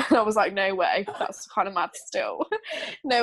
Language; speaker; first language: English; native; English